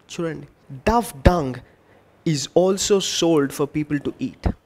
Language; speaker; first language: English; non-native, local second language; Telugu